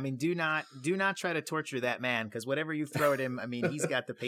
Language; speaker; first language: English; native; English